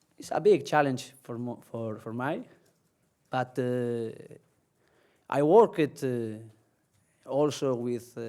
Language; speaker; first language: English; non-native, learner; Spanish